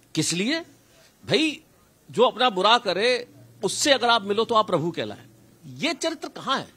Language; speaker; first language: Hindi; native; Hindi